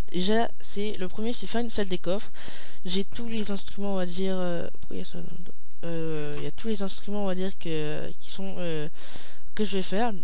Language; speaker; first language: French; native; French